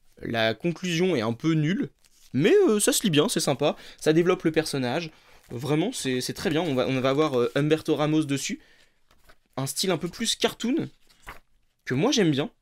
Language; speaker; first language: French; native; French